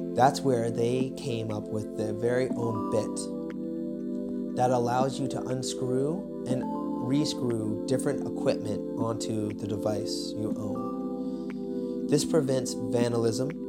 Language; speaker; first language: English; native; English